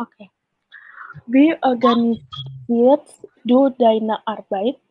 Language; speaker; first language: German; non-native, learner; Indonesian